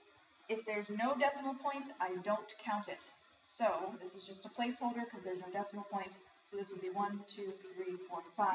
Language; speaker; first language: English; native; English